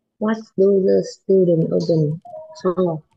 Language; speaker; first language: English; non-native, learner; Vietnamese